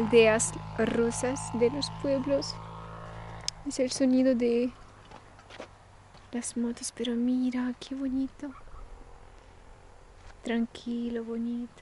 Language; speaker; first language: Spanish; non-native, fluent; Russian